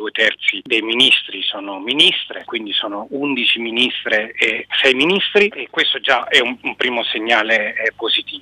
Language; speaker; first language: Italian; native; Italian